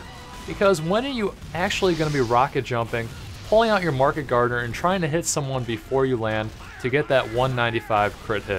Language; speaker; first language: English; native; English